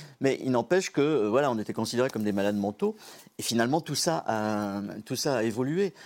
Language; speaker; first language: French; native; French